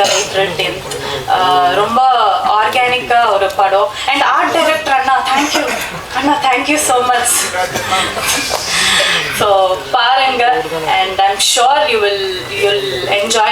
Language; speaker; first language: Tamil; non-native, learner; Kannada